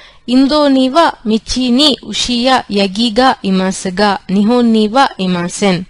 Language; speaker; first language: Japanese; non-native, fluent; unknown